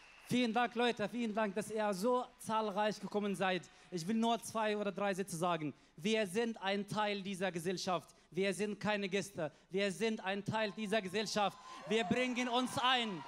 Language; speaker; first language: German; non-native, fluent; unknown